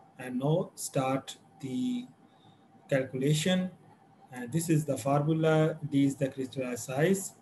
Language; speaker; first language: English; non-native, local second language; Urdu